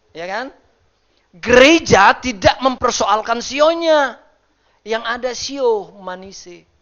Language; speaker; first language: Indonesian; native; Indonesian